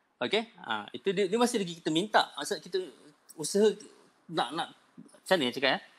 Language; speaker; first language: Malay; native; Malay